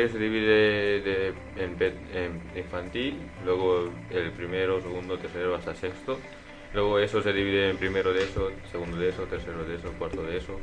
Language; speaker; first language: Spanish; early bilingual, other home language; Punjabi